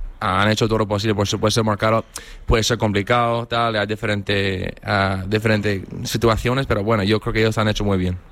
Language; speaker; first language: Spanish; non-native, fluent; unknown